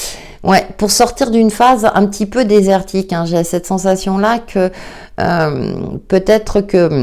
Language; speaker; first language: French; native; French